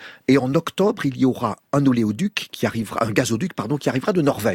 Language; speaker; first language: French; native; French